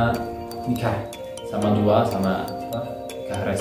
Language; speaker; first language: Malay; non-native, learner; Turkish